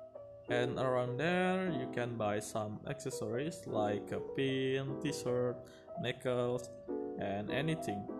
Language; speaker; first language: English; non-native, learner; Indonesian